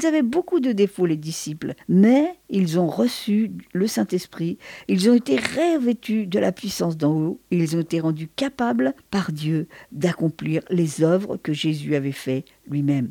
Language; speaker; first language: French; native; French